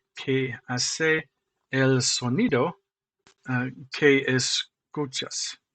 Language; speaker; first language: Spanish; non-native, learner; English